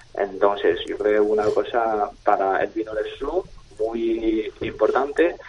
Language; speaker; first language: Spanish; non-native, fluent; Chinese